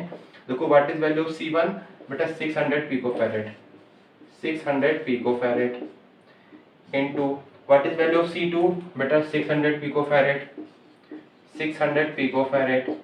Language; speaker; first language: Hindi; native; Hindi